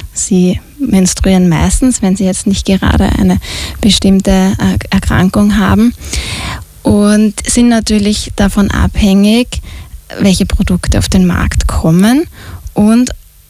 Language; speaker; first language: German; native; German